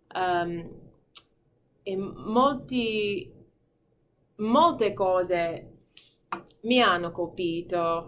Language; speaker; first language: Italian; non-native, fluent; English